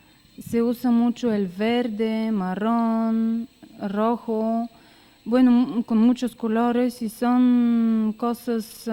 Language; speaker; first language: Spanish; non-native, learner; Bulgarian